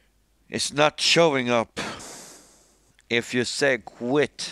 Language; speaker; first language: English; non-native, fluent; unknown